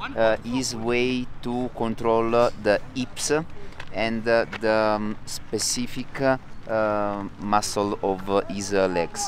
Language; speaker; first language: English; non-native, fluent; Italian